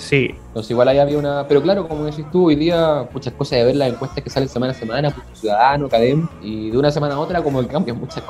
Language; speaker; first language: Spanish; native; Spanish